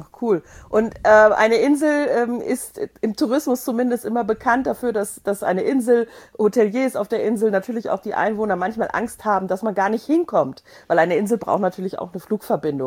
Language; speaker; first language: German; native; German